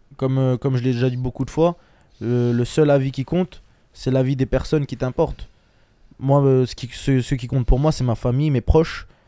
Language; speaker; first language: French; early bilingual, other home language; Chechen